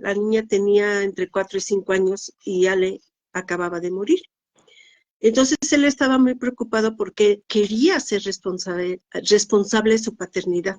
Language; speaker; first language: Spanish; native; Spanish